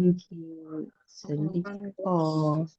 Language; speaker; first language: Korean; non-native, learner; Indonesian